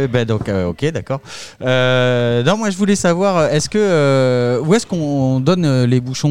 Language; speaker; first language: French; native; French